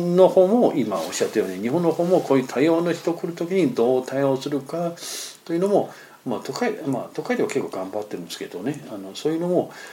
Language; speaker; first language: Japanese; non-native, fluent; Chinese